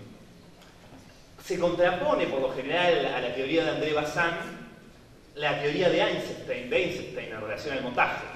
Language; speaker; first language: Spanish; native; Spanish